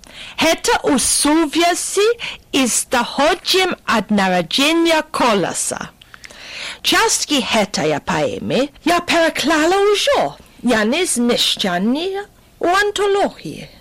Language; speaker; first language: Belarusian; non-native, fluent; English